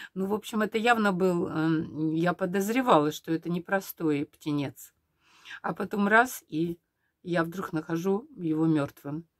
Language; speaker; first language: Russian; native; Russian